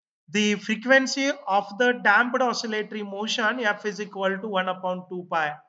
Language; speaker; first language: English; non-native, local second language; Marathi